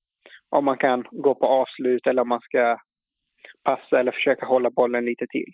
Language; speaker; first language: Swedish; non-native, fluent; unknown